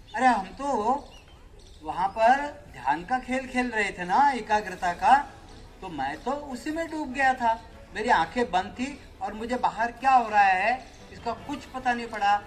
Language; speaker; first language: Hindi; native; Hindi